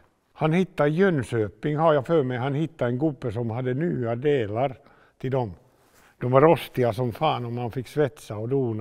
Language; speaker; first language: Swedish; non-native, local second language; Finnish